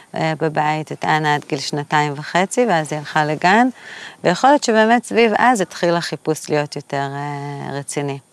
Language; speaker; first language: Hebrew; native; Hebrew